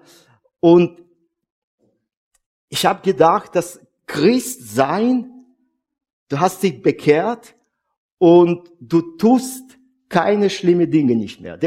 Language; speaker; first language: German; non-native, fluent; Russian